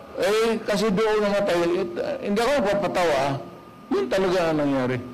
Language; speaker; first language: Filipino; non-native, local second language; Cebuano